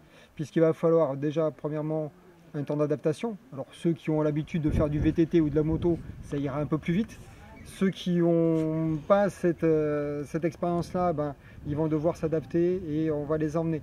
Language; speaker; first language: French; native; French